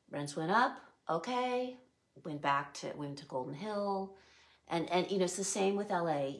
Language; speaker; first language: English; native; English